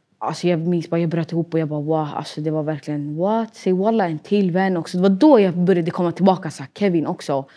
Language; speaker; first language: Swedish; early bilingual, other home language; Arabic